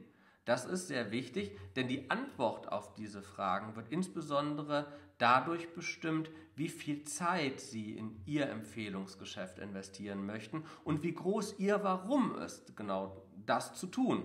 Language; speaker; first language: German; native; German